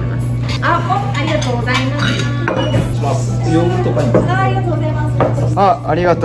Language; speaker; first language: Japanese; non-native, fluent; Italian